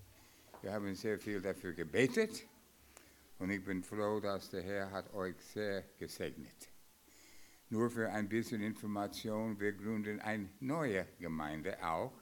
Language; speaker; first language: German; non-native, fluent; English